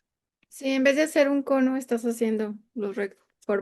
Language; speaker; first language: Spanish; native; Spanish